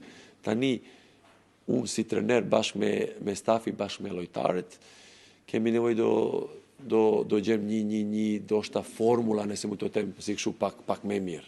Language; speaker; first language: Albanian; non-native, learner; Serbian